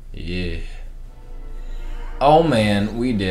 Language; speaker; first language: English; native; English